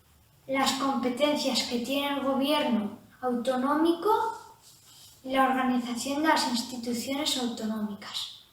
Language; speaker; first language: Spanish; native; Spanish